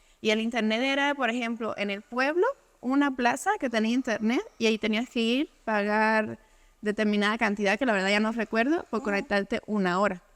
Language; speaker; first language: Spanish; native; Spanish